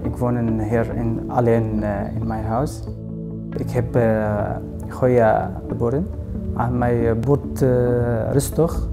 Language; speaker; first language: Dutch; non-native, learner; Arabic